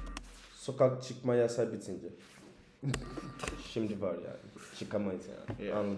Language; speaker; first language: Turkish; non-native, learner; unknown